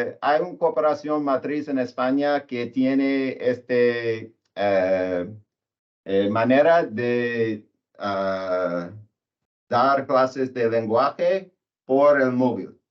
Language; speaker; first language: Spanish; non-native, learner; English